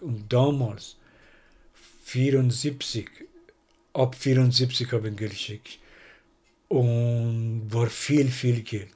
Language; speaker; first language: German; non-native, learner; Persian